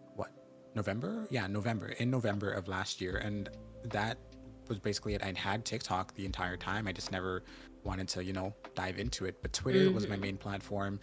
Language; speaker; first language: English; native; English